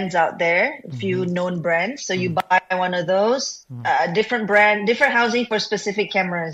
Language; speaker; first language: English; non-native, local second language; Malay